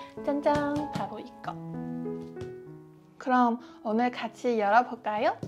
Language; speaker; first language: Korean; non-native, fluent; Chinese